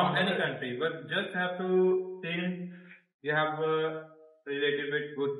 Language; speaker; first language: English; non-native, learner; Bangla